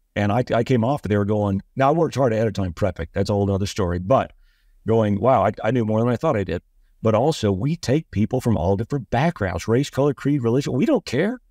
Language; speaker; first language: English; native; English